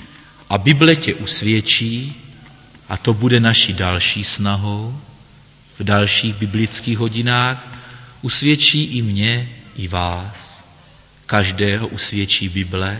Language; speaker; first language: Czech; native; Czech